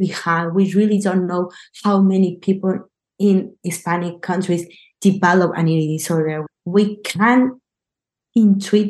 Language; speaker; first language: English; non-native, learner; Spanish